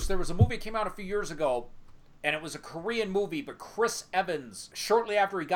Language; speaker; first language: English; native; English